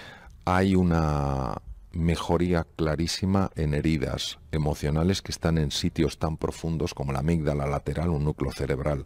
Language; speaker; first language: Spanish; native; Spanish